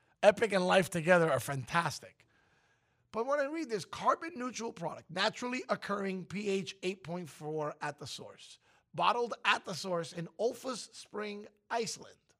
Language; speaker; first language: English; early bilingual, other home language; Spanish